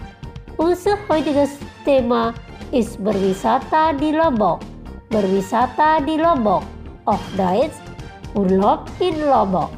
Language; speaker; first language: German; non-native, fluent; Indonesian